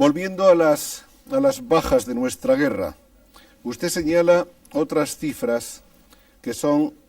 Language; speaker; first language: Spanish; native; Spanish